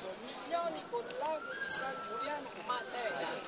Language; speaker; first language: Italian; native; Italian